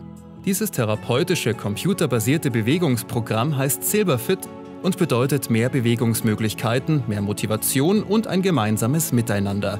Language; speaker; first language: German; native; German